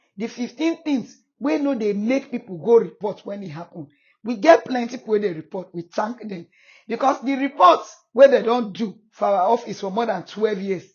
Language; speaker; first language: Nigerian Pidgin; non-native, local second language; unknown